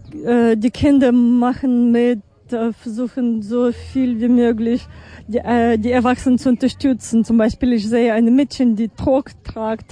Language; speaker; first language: German; non-native, fluent; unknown